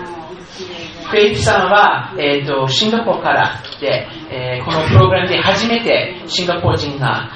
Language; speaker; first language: Japanese; non-native, fluent; English